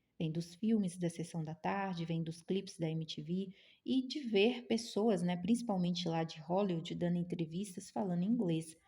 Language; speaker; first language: Portuguese; native; Portuguese